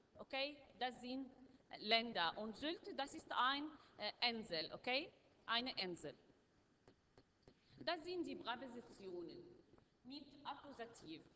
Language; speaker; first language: German; non-native, learner; Arabic